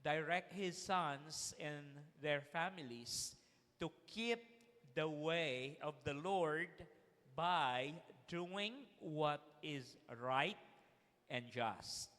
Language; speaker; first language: English; non-native, local second language; Filipino